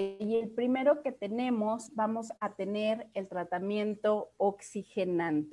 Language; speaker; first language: Spanish; native; Spanish